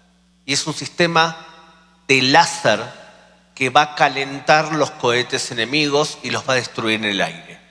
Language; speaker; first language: Spanish; native; Spanish